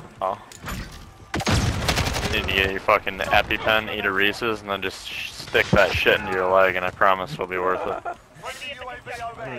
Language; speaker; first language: English; native; English